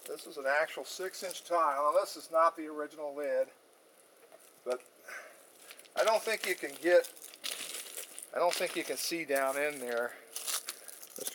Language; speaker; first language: English; native; English